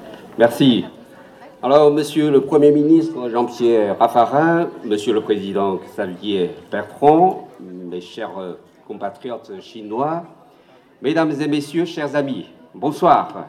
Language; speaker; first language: French; non-native, fluent; Chinese